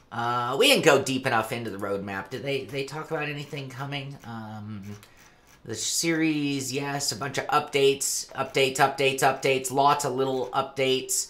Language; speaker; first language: English; native; English